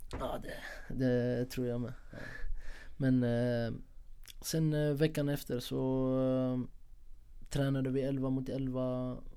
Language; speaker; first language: Swedish; non-native, fluent; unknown